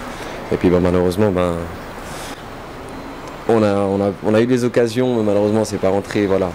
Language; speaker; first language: French; native; French